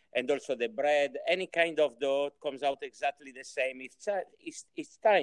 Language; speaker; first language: English; non-native, learner; Italian